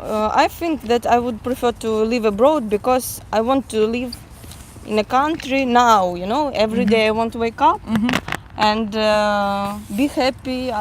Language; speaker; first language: English; non-native, fluent; Russian